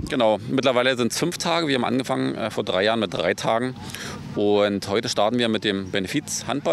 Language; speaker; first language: German; native; German